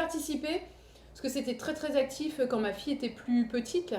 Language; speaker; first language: French; native; French